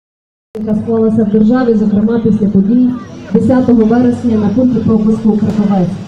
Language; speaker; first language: Ukrainian; native; Ukrainian